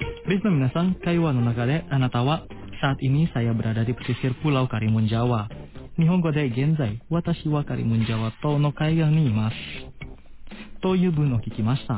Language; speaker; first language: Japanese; non-native, fluent; Indonesian